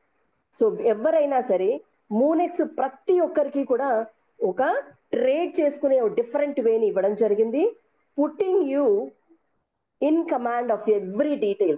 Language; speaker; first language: Telugu; native; Telugu